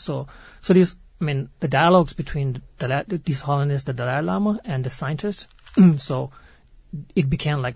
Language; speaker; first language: English; non-native, local second language; Tibetan